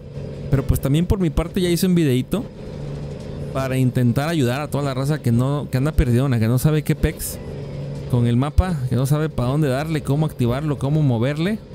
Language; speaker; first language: Spanish; native; Spanish